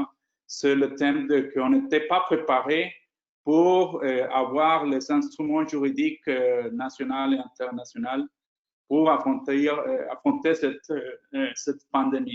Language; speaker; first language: French; non-native, fluent; Spanish